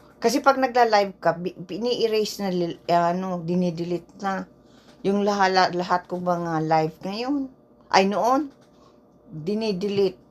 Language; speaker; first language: Filipino; non-native, local second language; Bikol